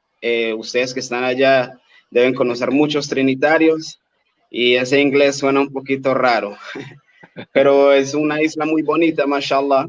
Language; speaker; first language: Spanish; native; Spanish